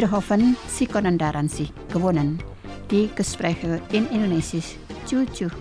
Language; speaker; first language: German; non-native, fluent; Indonesian